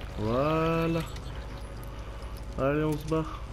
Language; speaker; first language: French; native; French